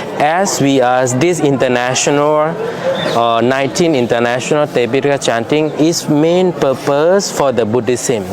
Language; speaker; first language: English; non-native, fluent; Lao